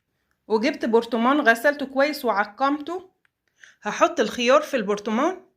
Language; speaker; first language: Arabic; native; Arabic